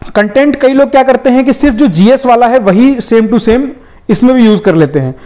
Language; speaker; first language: Hindi; native; Hindi